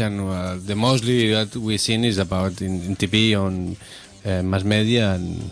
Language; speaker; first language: English; non-native, learner; Catalan